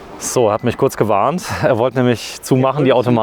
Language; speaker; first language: German; native; German